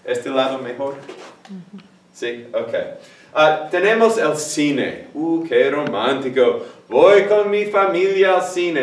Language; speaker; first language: Spanish; non-native, fluent; English